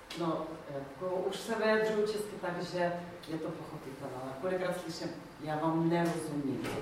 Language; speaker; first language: Czech; non-native, fluent; Russian